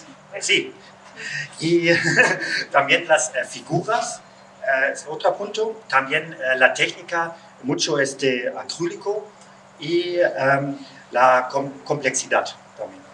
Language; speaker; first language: Spanish; non-native, learner; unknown